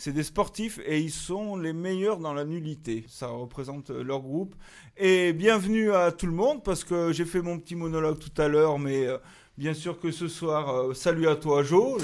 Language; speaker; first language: French; native; French